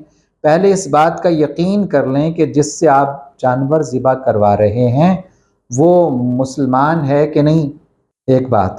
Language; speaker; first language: Urdu; native; Urdu